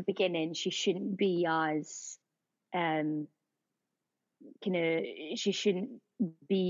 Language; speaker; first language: English; native; English